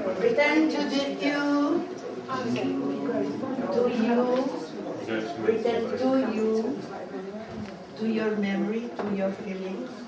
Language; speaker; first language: English; non-native, learner; Portuguese